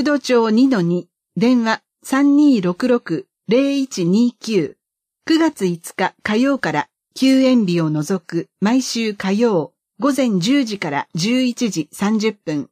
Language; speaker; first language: Japanese; native; Japanese